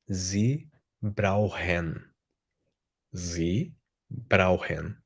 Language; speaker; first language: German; non-native, fluent; Portuguese